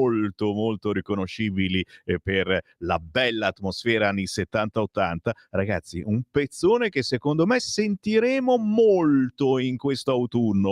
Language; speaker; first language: Italian; native; Italian